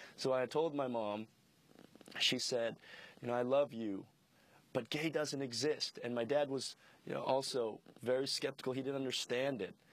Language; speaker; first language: English; native; English